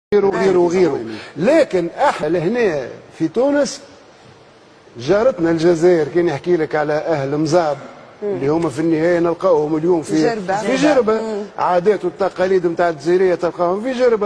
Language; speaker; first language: Arabic; native; Arabic